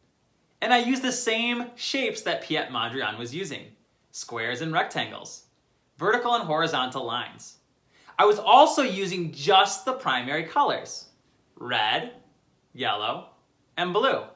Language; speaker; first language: English; native; English